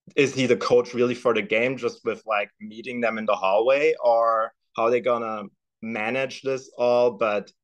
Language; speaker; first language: English; non-native, fluent; German